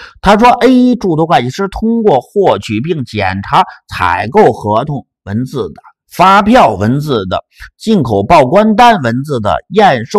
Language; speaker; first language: Chinese; native; Chinese